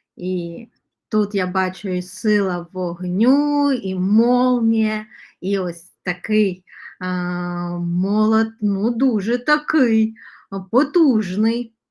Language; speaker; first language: Ukrainian; non-native, local second language; Russian